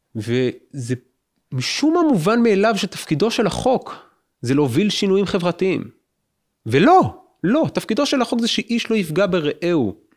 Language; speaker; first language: Hebrew; native; Hebrew